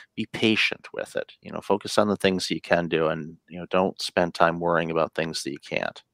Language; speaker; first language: English; native; English